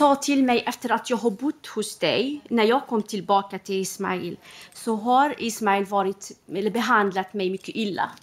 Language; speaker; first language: Swedish; non-native, fluent; Arabic